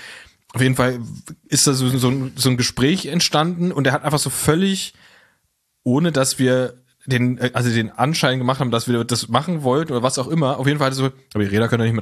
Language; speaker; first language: German; native; German